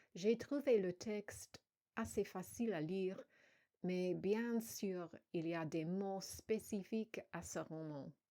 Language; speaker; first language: French; non-native, fluent; English